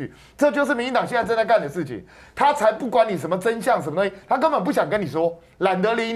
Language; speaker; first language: Chinese; native; Chinese